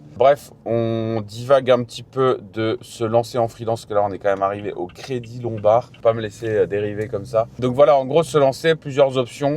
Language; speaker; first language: French; native; French